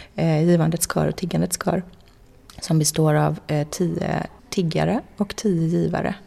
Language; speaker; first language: Swedish; native; Swedish